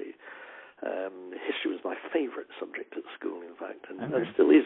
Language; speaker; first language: English; native; English